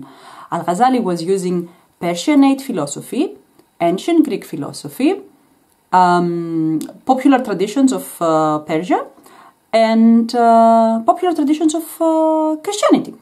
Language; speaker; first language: English; non-native, fluent; Greek